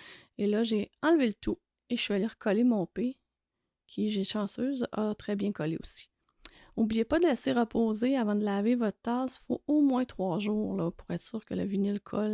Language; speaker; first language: French; native; French